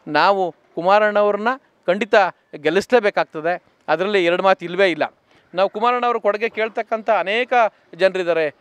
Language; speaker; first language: Kannada; native; Kannada